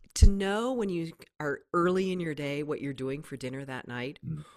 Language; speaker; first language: English; native; English